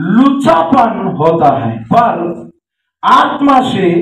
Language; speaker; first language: Hindi; non-native, local second language; Telugu